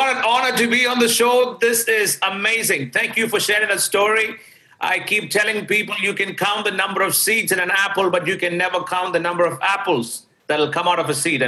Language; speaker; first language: English; non-native, local second language; Malayalam